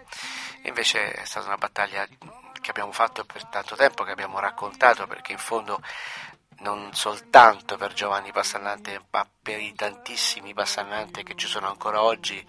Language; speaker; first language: Italian; native; Italian